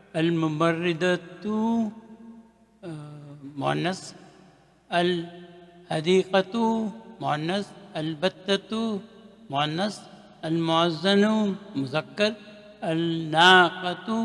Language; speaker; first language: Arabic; non-native, learner; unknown